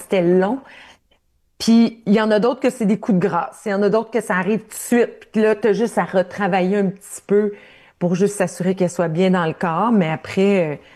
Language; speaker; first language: French; native; French